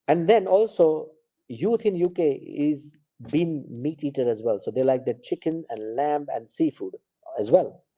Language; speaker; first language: English; non-native, local second language; Gujarati